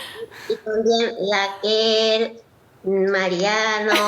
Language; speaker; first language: Spanish; non-native, learner; Japanese